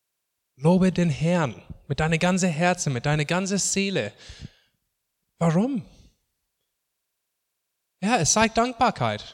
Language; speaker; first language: German; non-native, fluent; English